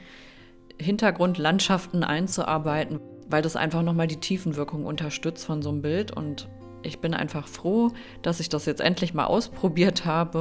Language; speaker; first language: German; native; German